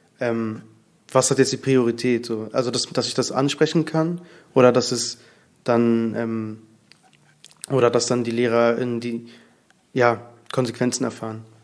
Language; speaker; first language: German; early bilingual, other home language; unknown